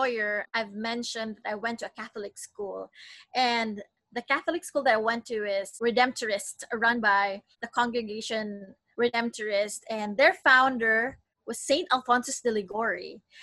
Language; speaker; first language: English; non-native, local second language; Cebuano